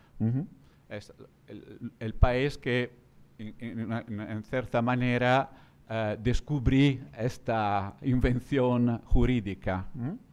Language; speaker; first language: Spanish; non-native, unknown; Italian